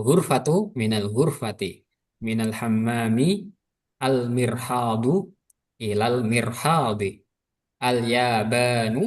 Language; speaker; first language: Arabic; non-native, fluent; Indonesian